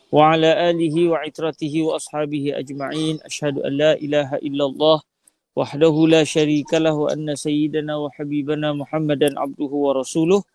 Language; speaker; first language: Arabic; non-native, fluent; Malay